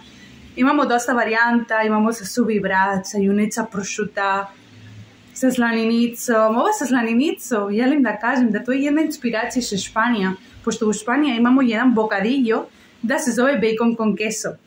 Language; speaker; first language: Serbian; non-native, learner; Spanish